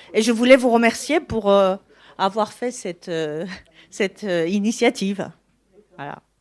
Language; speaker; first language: French; non-native, fluent; Persian